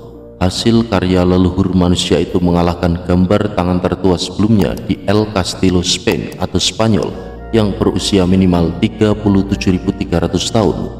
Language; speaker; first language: Indonesian; native; Indonesian